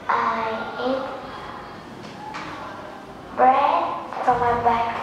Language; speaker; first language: English; non-native, learner; Vietnamese